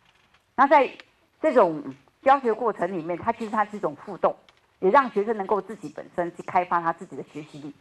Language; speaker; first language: Chinese; native; Chinese